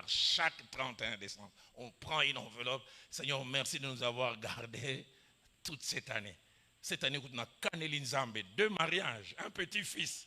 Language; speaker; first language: French; non-native, local second language; Lingala